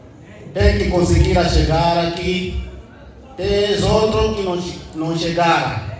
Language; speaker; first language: Portuguese; non-native, learner; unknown